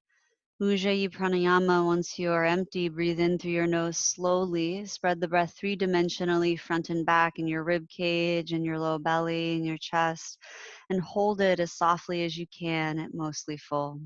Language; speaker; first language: English; native; English